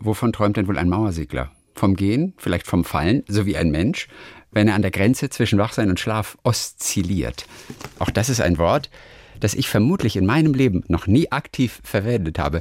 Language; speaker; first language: German; native; German